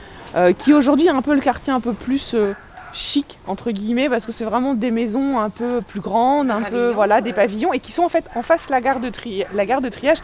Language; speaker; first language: French; native; French